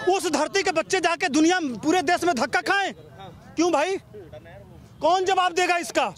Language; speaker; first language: Hindi; native; Hindi